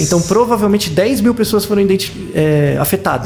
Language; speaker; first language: Portuguese; native; Portuguese